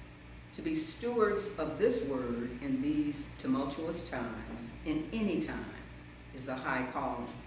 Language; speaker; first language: English; native; English